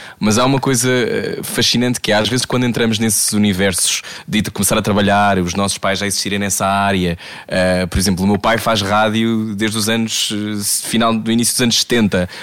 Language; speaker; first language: Portuguese; native; Portuguese